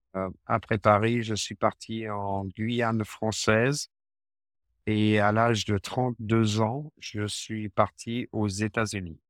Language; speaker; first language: English; non-native, learner; French